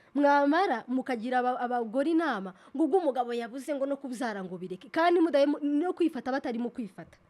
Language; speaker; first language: Kinyarwanda; native; Kinyarwanda